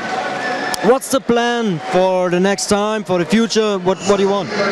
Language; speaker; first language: English; non-native, learner; German